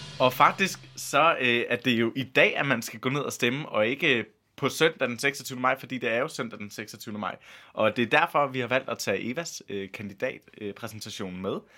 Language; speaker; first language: Danish; native; Danish